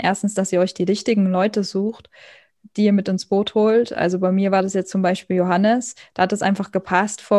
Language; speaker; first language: German; native; German